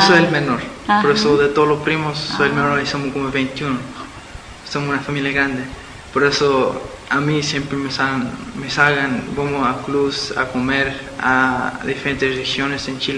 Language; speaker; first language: Spanish; early bilingual, heritage; Spanish